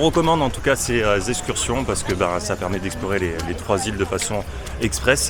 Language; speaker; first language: French; native; French